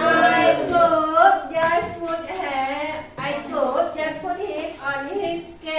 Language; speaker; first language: English; non-native, learner; Indonesian